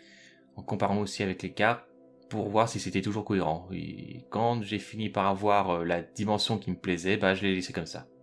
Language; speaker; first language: French; native; French